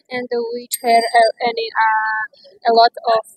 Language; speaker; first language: English; non-native, learner; Kazakh